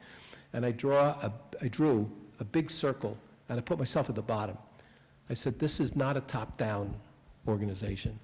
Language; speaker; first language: English; native; English